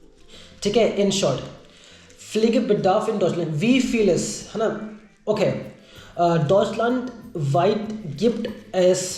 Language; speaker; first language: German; non-native, learner; Hindi